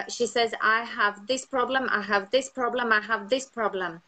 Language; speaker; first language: English; non-native, fluent; Latvian